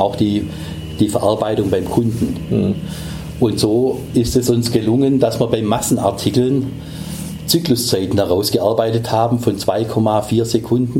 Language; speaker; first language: German; native; German